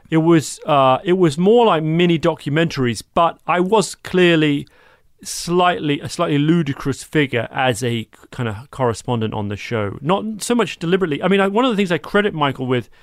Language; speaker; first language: English; native; English